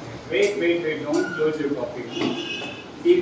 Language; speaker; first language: English; non-native, local second language; Hindi